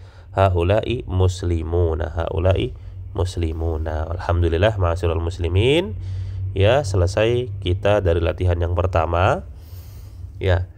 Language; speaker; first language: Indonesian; native; Indonesian